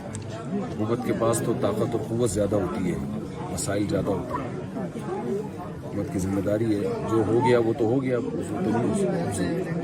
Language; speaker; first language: Urdu; native; Urdu